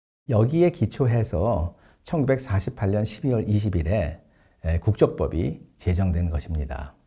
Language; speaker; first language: Korean; native; Korean